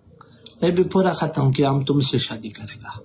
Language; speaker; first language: Hindi; non-native, learner; Pashto